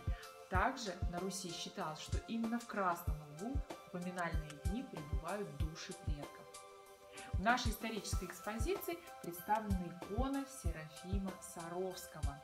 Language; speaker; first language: Russian; native; Russian